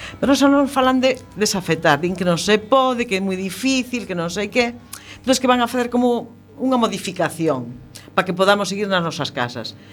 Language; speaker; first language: Galician; native; Galician